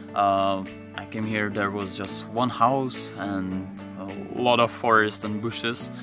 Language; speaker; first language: English; non-native, learner; Czech